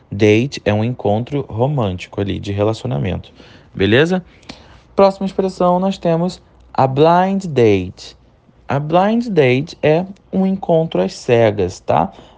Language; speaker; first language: Portuguese; native; Portuguese